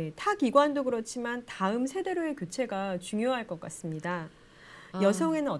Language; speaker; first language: Korean; native; Korean